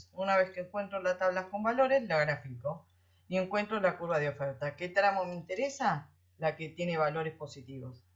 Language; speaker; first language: Spanish; native; Spanish